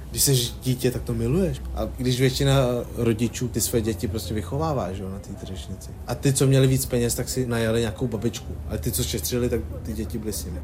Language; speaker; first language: Czech; early bilingual, other home language; Vietnamese